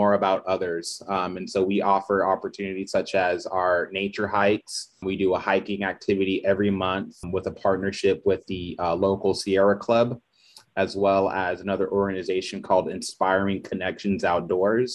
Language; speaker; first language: English; native; English